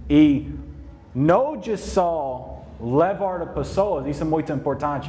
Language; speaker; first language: Portuguese; non-native, learner; English